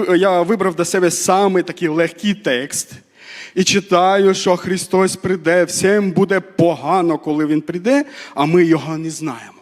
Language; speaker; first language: Ukrainian; non-native, fluent; Armenian